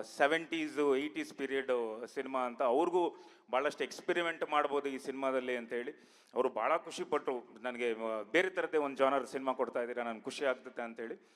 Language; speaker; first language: Kannada; native; Kannada